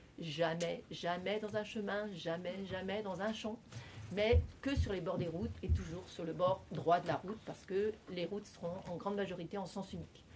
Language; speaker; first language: French; native; French